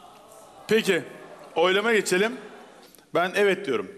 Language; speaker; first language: Turkish; native; Turkish